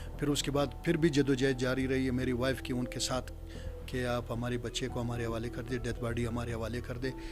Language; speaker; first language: Urdu; non-native, local second language; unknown